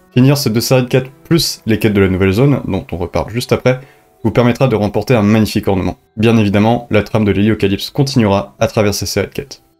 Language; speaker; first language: French; native; French